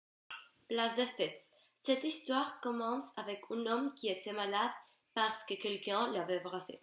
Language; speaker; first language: French; non-native, learner; Spanish